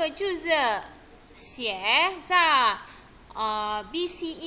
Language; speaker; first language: Chinese; non-native, local second language; Malay